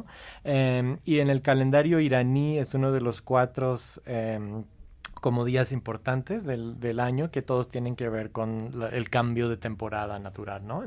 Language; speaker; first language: Spanish; non-native, fluent; English